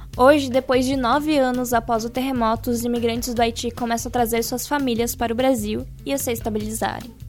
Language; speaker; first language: Portuguese; native; Portuguese